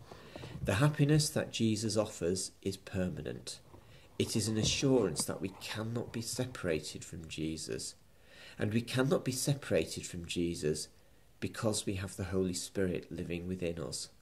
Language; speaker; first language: English; native; English